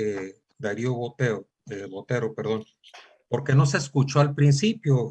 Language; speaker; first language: Spanish; native; Spanish